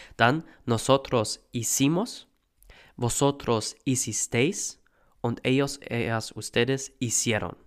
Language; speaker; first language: Spanish; non-native, fluent; German